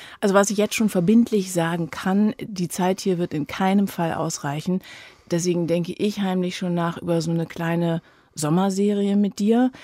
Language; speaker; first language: German; native; German